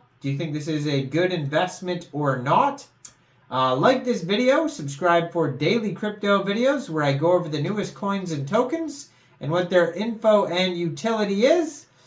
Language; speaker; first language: English; native; English